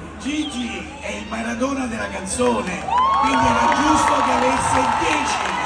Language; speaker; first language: Italian; native; Italian